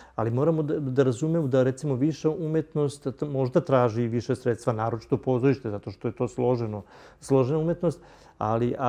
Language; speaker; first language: Serbian; native; Serbian